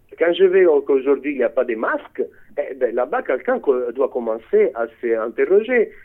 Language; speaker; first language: French; non-native, fluent; Italian